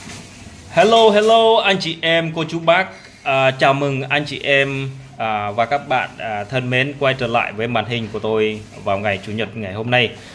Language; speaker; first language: Vietnamese; non-native, local second language; Jarai